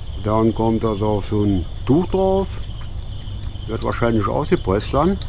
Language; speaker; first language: German; native; German